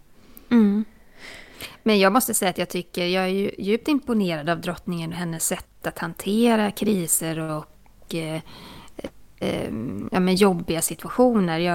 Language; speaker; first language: Swedish; native; Swedish